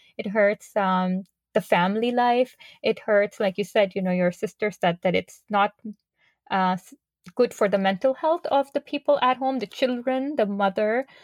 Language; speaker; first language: English; non-native, local second language; Urdu